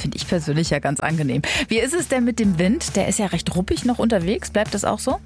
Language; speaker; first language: German; native; German